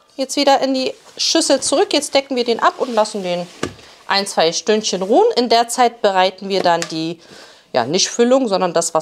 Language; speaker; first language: German; early bilingual, other home language; Polish